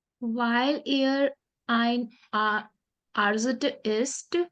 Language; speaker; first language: German; non-native, learner; Hindi